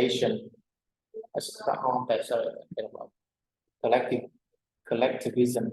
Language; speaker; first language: English; non-native, fluent; Vietnamese